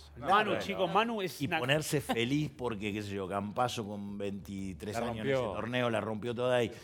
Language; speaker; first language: Spanish; native; Spanish